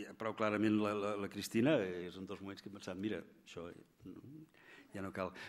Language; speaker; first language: Catalan; native; Catalan